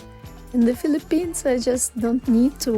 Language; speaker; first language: English; non-native, fluent; Russian